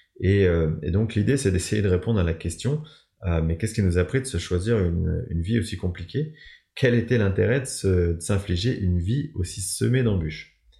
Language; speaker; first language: French; native; French